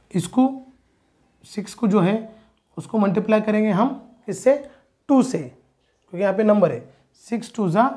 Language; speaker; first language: Hindi; non-native, local second language; Marathi